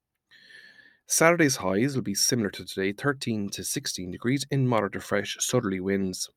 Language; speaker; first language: English; native; English